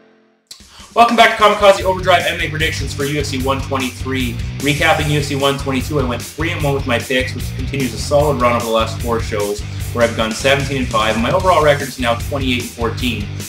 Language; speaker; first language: English; native; English